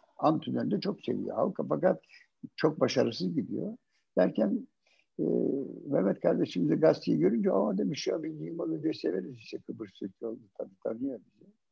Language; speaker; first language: Turkish; native; Turkish